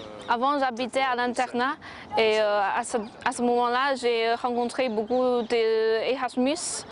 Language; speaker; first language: French; non-native, fluent; Chinese